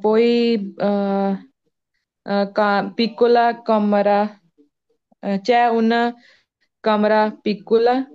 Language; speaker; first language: Italian; non-native, learner; Punjabi